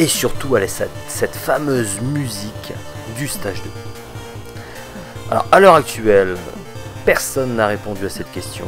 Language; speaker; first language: French; native; French